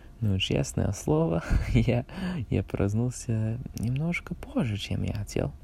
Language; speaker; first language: Russian; non-native, learner; English